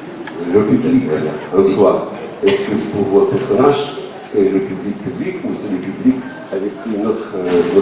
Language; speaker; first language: French; non-native, learner; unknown